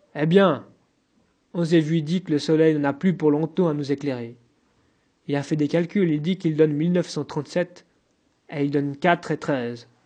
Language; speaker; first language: French; native; French